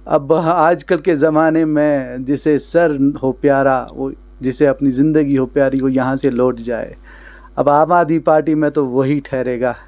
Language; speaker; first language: Hindi; non-native, local second language; Kashmiri